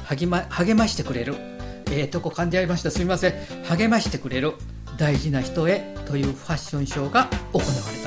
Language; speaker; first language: Japanese; native; Japanese